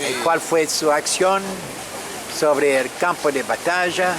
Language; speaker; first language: Spanish; non-native, fluent; French